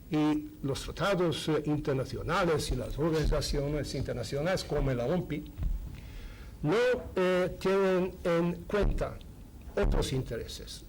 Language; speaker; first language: Spanish; non-native, fluent; Hungarian